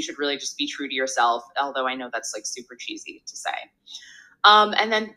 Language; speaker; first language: English; native; English